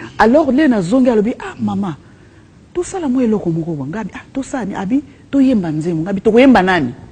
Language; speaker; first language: Lingala; native; Lingala